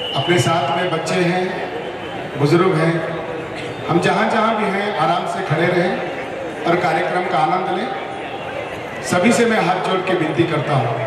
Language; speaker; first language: Hindi; non-native, local second language; Kannada